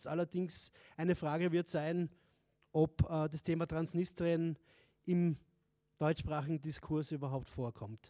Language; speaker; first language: German; native; German